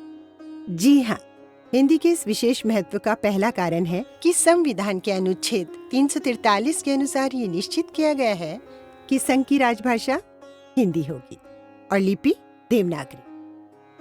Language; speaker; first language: Hindi; native; Hindi